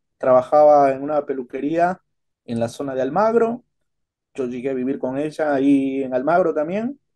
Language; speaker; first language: Spanish; native; Spanish